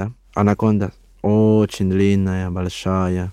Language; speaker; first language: Russian; non-native, learner; Spanish